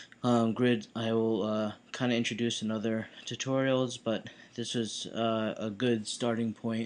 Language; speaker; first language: English; native; English